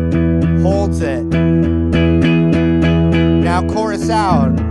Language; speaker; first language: English; native; English